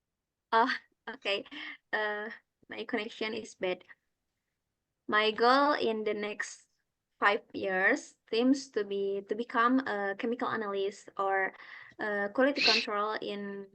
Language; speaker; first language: English; non-native, learner; Indonesian